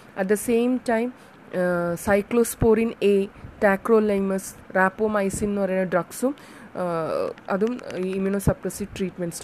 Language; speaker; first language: English; non-native, local second language; Malayalam